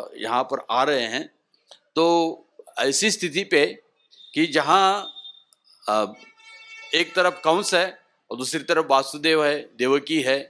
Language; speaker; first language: Hindi; non-native, local second language; Marathi